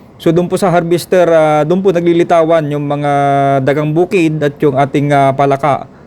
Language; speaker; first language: Filipino; non-native, local second language; Iloko